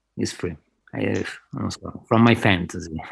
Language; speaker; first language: English; non-native, fluent; Spanish